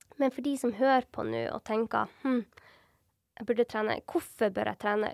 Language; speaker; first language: Norwegian; native; Norwegian